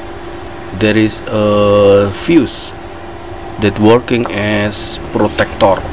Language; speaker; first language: English; non-native, learner; Indonesian